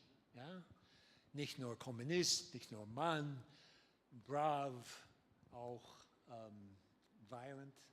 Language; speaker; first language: German; non-native, learner; English